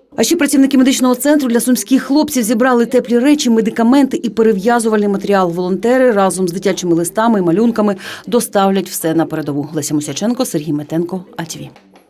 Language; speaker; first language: Ukrainian; native; Ukrainian